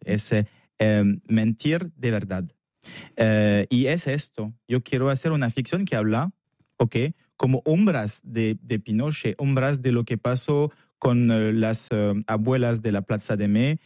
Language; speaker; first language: Spanish; non-native, learner; French